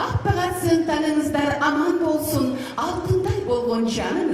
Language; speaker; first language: Kyrgyz; native; Kyrgyz